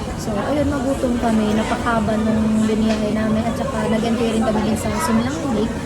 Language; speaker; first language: Filipino; native; Filipino